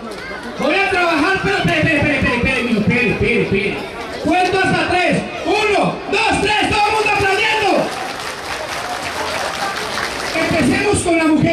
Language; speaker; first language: Spanish; native; Spanish